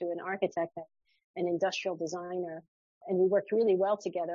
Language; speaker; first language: English; early bilingual, other home language; French